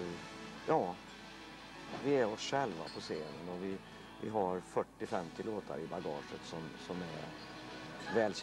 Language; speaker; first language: Swedish; native; Swedish